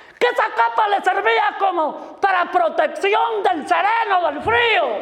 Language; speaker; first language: Spanish; native; Spanish